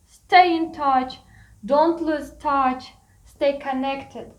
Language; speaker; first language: English; non-native, fluent; Kazakh